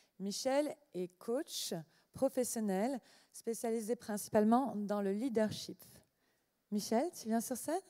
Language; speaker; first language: French; native; French